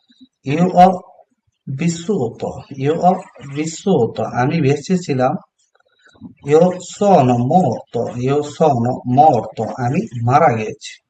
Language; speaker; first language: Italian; non-native, fluent; Bangla